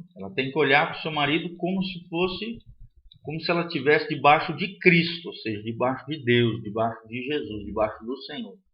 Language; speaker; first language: Portuguese; native; Portuguese